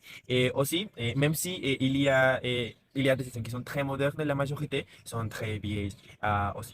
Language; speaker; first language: French; non-native, learner; Spanish